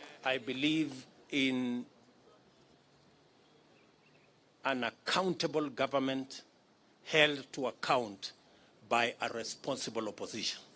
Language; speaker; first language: English; non-native, local second language; Kalenjin